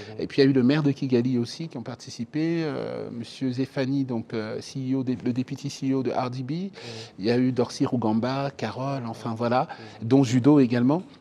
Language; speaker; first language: French; early bilingual, other home language; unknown